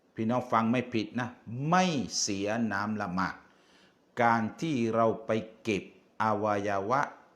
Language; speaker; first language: Thai; non-native, local second language; Malay